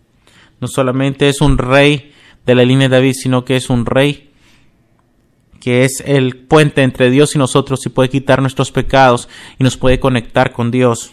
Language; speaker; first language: Spanish; non-native, fluent; English